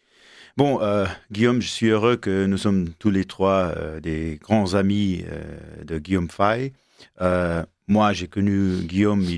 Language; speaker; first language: French; non-native, fluent; Portuguese